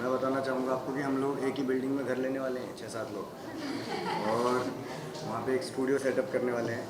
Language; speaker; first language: Hindi; native; Hindi